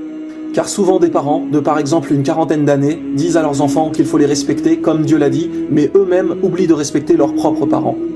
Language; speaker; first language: French; native; French